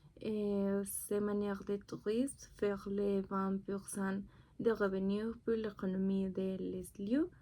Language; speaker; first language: French; non-native, learner; Spanish